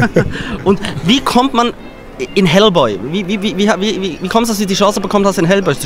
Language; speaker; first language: German; native; German